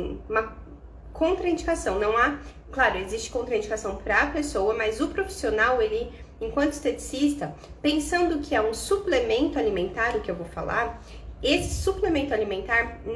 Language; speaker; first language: Portuguese; native; Portuguese